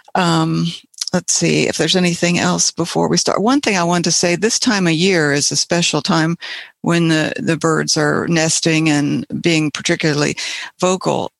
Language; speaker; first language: English; native; English